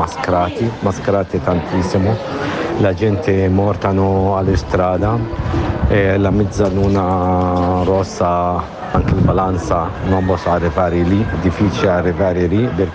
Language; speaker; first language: Italian; non-native, learner; Arabic